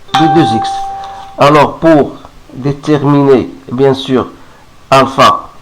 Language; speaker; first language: French; non-native, local second language; Arabic